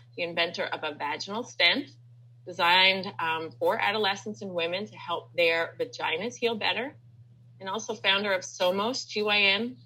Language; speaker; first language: English; native; English